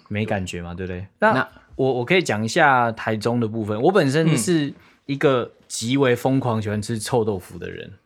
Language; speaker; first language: Chinese; native; Chinese